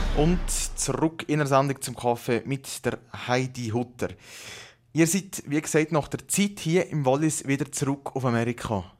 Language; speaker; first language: German; native; German